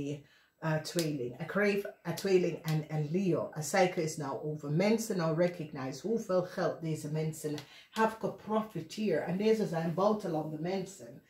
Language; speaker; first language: Dutch; non-native, learner; English